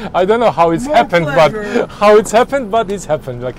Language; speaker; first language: English; non-native, fluent; Georgian